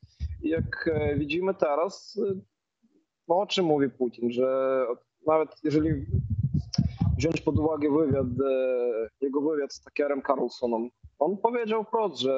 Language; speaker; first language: Polish; non-native, fluent; Ukrainian